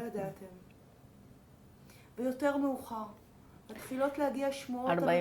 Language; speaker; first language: Hebrew; native; Hebrew